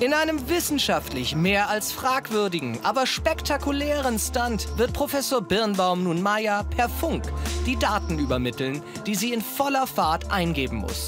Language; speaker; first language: German; native; German